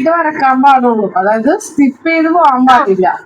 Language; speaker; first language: Malayalam; native; Malayalam